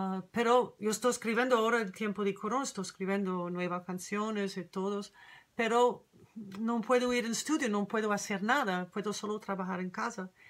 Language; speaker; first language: Spanish; non-native, learner; English